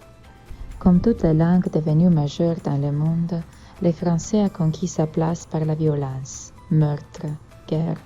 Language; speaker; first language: French; non-native, fluent; Romanian